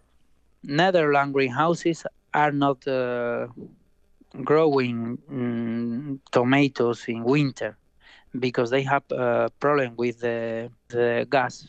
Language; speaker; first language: English; non-native, fluent; Spanish